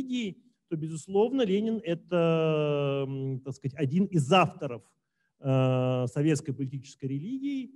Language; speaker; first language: Russian; native; Russian